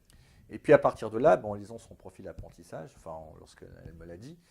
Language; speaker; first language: French; native; French